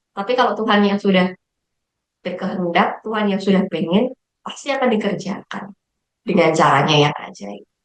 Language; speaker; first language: Indonesian; native; Indonesian